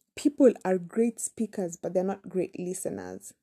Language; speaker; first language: English; non-native, local second language; Kamba